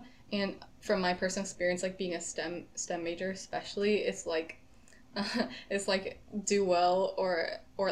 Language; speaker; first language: English; native; English